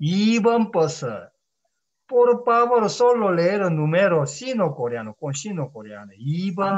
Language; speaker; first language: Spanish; non-native, learner; Korean